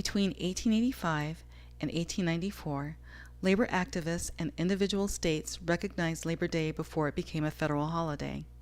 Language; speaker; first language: English; native; English